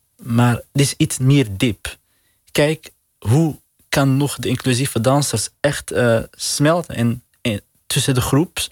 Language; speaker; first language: Dutch; non-native, learner; Arabic